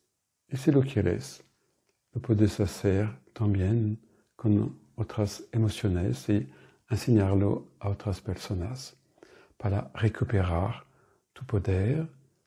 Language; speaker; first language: Spanish; non-native, fluent; French